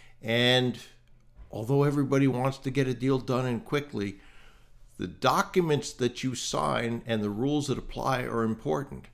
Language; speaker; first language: English; native; English